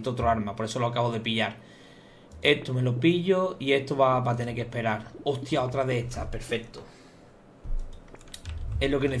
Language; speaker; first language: Spanish; native; Spanish